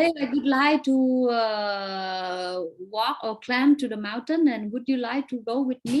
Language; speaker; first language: English; non-native, fluent; Vietnamese